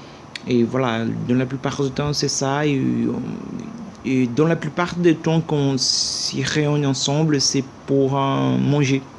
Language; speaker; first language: French; non-native, learner; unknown